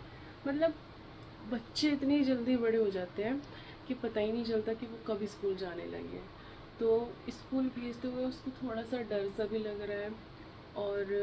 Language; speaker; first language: Hindi; native; Hindi